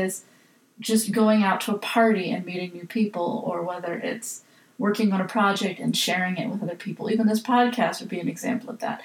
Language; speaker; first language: English; native; English